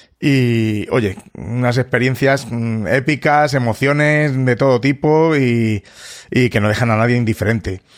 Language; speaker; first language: Spanish; native; Spanish